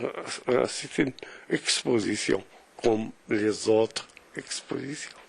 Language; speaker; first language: French; non-native, local second language; Arabic